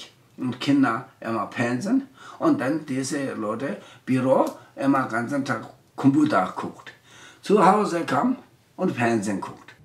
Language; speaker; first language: German; non-native, learner; Tibetan